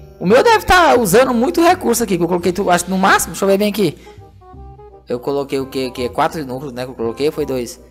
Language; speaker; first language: Portuguese; native; Portuguese